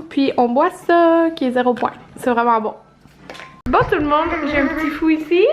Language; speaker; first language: French; native; French